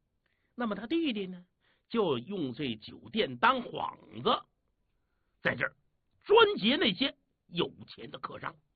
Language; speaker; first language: Chinese; native; Chinese